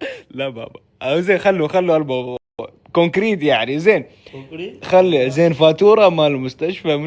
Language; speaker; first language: Arabic; native; Arabic